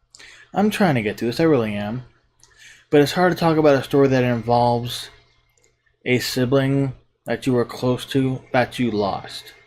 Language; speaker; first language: English; native; English